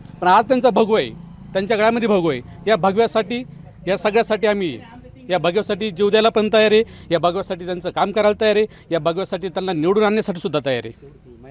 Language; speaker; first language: Marathi; native; Marathi